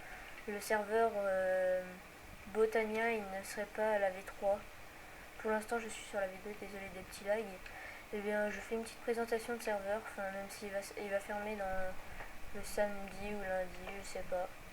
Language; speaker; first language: French; native; French